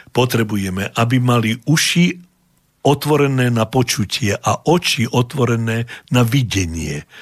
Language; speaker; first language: Slovak; native; Slovak